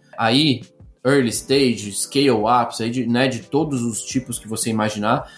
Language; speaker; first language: Portuguese; native; Portuguese